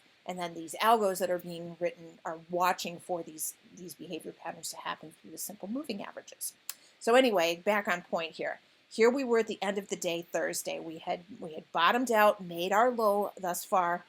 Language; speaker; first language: English; native; English